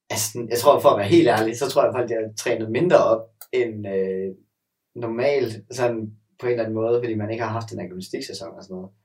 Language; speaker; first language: Danish; native; Danish